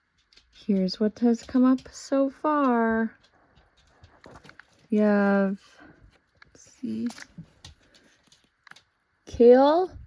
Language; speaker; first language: English; native; English